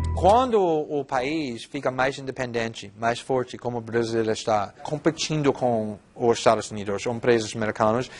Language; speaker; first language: Portuguese; non-native, fluent; English